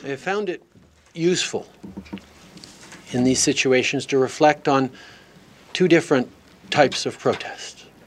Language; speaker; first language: English; early bilingual, other home language; French